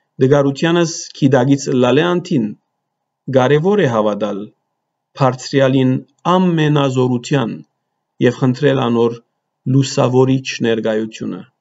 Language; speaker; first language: Armenian; early bilingual, heritage; Armenian